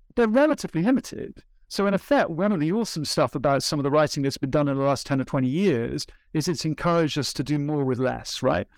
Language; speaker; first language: English; native; English